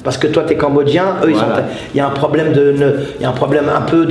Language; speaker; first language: French; native; French